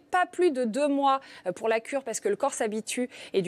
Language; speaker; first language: French; native; French